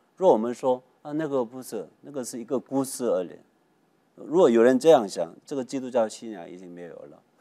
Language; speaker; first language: Chinese; non-native, fluent; Korean